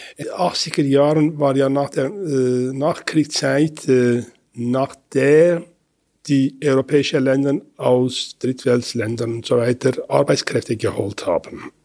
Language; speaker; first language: German; non-native, fluent; Kurdish